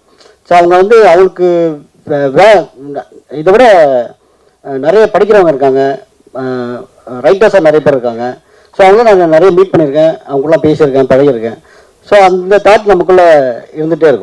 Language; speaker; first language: Tamil; native; Tamil